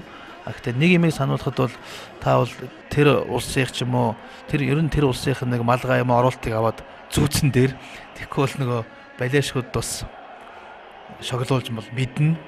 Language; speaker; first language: Mongolian; native; Mongolian